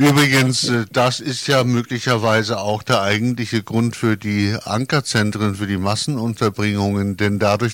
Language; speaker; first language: German; native; German